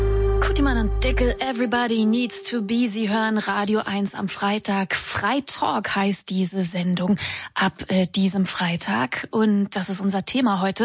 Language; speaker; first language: German; native; German